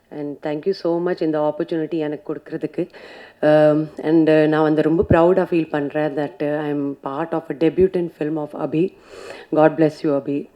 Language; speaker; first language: Tamil; non-native, fluent; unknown